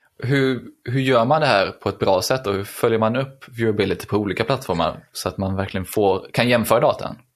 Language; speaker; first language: Swedish; native; Swedish